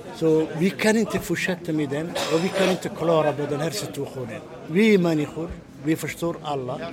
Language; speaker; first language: Swedish; non-native, fluent; Somali